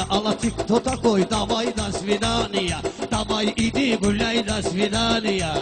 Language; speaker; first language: Russian; non-native, learner; Azerbaijani